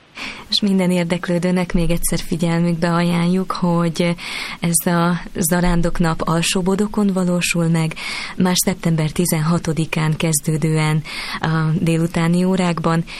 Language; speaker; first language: Hungarian; native; Hungarian